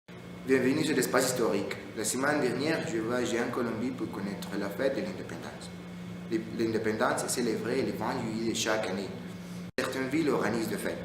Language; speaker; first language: French; non-native, learner; Spanish